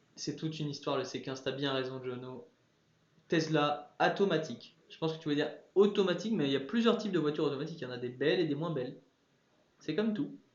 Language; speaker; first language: French; early bilingual, other home language; English